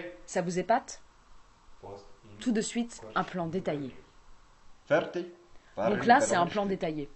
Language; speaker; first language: French; native; French